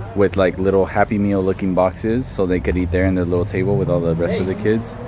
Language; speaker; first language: English; early bilingual, other home language; Spanish